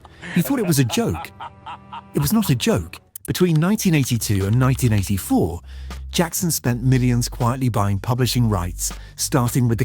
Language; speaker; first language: English; native; English